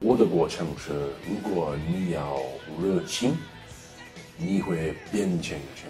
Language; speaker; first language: Chinese; non-native, learner; English